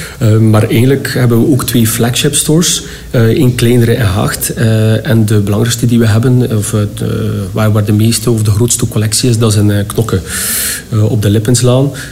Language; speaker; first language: Dutch; native; Dutch